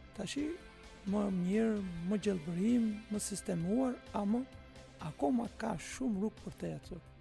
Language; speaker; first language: Albanian; non-native, fluent; Turkish